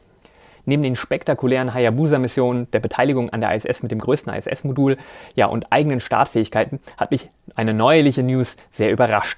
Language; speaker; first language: German; native; German